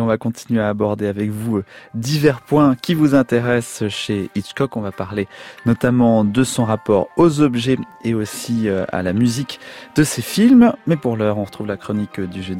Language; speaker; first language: French; native; French